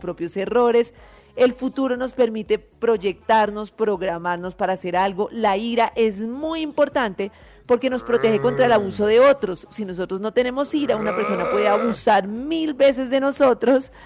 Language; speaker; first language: Spanish; native; Spanish